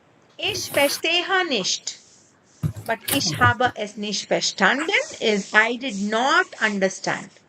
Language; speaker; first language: German; non-native, fluent; Kannada